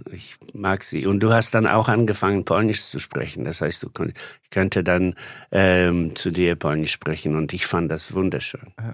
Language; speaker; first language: German; non-native, fluent; Polish